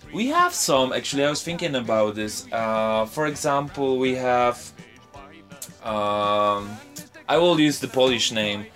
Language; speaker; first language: English; non-native, fluent; Polish